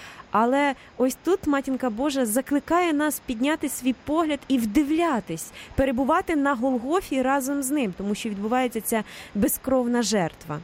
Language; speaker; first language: Ukrainian; native; Ukrainian